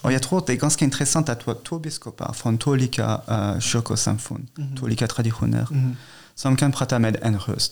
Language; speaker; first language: Swedish; non-native, fluent; French